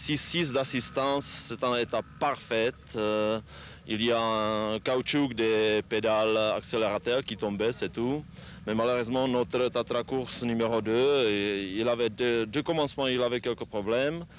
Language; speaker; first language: French; non-native, learner; Czech